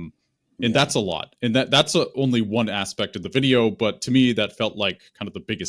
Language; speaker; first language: English; native; English